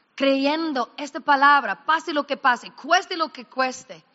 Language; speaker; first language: Spanish; non-native, fluent; English